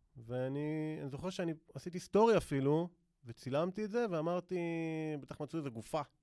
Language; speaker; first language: Hebrew; native; Hebrew